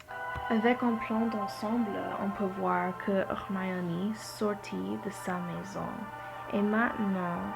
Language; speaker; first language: French; non-native, learner; English